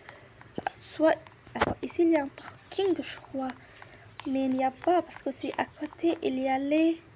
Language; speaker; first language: French; non-native, learner; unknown